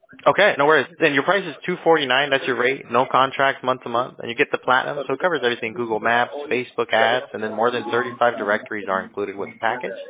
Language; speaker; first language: English; early bilingual, other home language; Spanish